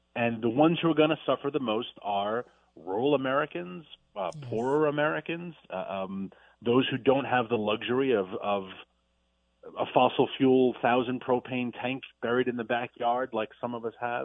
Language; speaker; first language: English; native; English